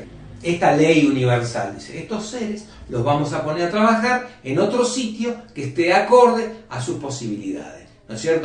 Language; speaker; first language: Spanish; native; Spanish